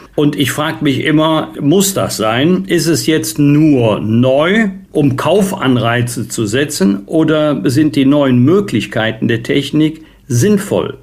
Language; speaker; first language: German; native; German